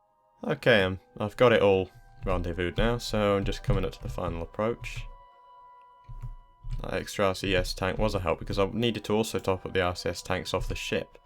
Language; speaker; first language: English; native; English